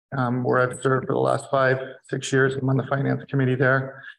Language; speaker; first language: English; native; English